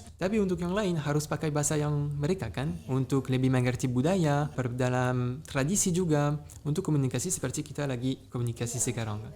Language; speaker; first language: Indonesian; non-native, fluent; French